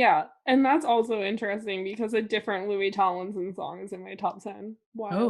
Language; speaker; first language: English; native; English